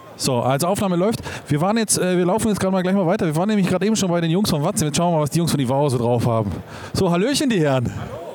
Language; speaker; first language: German; native; German